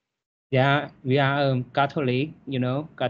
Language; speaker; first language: English; non-native, learner; Vietnamese